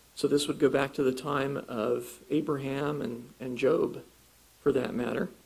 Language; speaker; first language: English; native; English